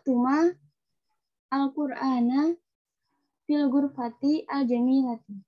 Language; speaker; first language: Arabic; non-native, learner; Indonesian